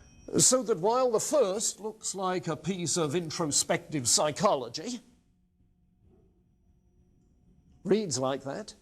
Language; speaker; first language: English; native; English